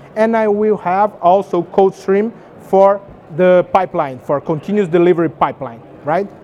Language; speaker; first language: English; non-native, fluent; Portuguese